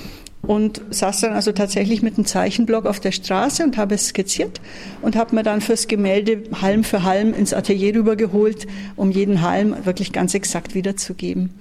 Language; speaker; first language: German; native; German